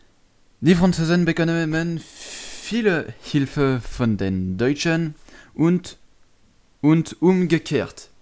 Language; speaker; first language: German; non-native, learner; French